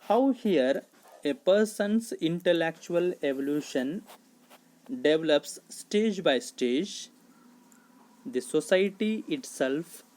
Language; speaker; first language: English; non-native, local second language; Kannada